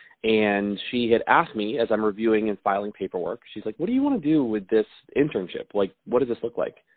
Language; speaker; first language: English; native; English